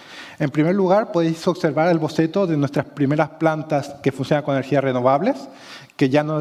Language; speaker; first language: Spanish; native; Spanish